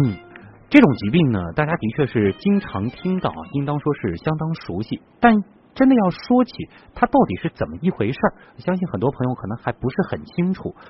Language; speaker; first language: Chinese; native; Chinese